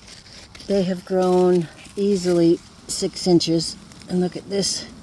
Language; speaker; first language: English; native; English